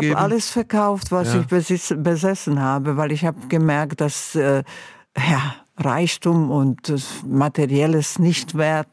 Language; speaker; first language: German; non-native, fluent; Croatian